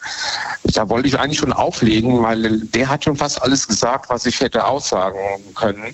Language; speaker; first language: German; native; German